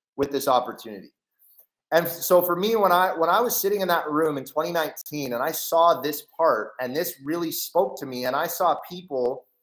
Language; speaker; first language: English; native; English